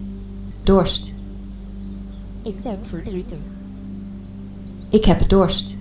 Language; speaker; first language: Dutch; non-native, learner; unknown